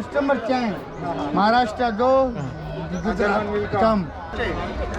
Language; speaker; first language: English; non-native, learner; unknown